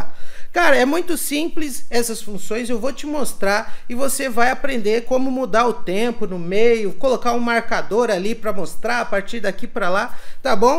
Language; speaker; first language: Portuguese; native; Portuguese